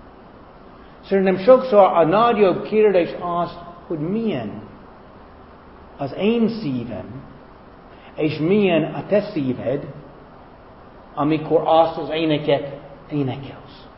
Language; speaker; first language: Hungarian; non-native, fluent; English